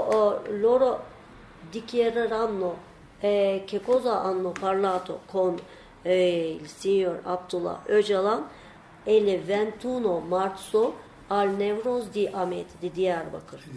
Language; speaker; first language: Italian; non-native, learner; Turkish